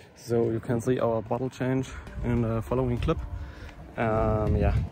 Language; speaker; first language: English; non-native, fluent; German